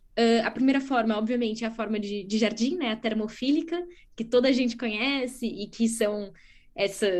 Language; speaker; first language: Portuguese; native; Portuguese